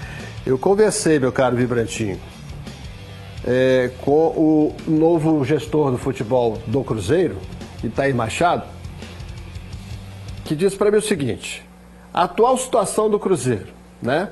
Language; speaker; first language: Portuguese; native; Portuguese